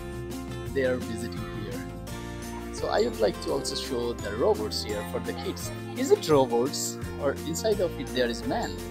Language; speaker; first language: English; non-native, learner; Bangla